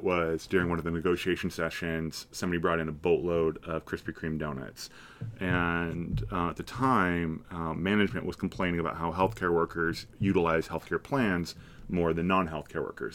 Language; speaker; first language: English; native; English